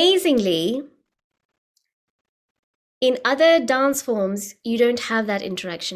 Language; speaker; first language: English; native; English